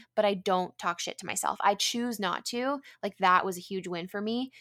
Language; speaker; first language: English; native; English